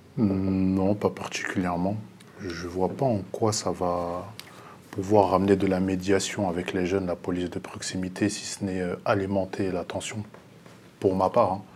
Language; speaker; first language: French; early bilingual, other home language; Lingala